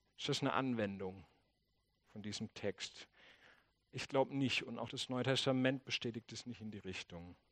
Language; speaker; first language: German; native; German